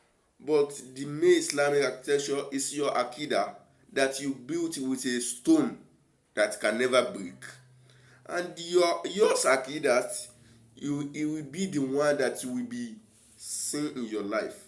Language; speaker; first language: English; non-native, local second language; Yoruba